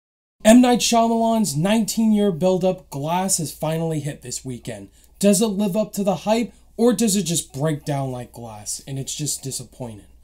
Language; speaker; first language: English; native; English